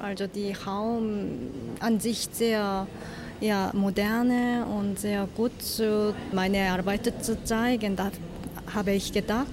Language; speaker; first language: German; non-native, learner; Korean